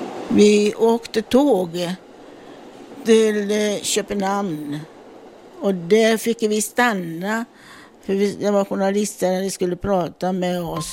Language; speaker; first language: Swedish; non-native, fluent; Italian